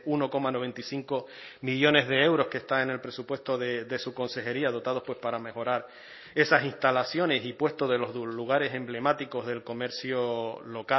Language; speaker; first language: Spanish; native; Spanish